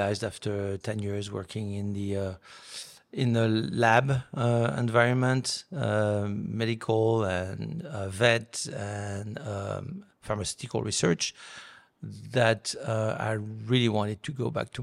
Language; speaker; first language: English; non-native, fluent; French